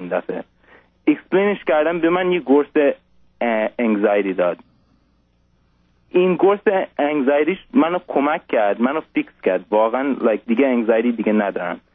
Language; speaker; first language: Persian; early bilingual, heritage; Persian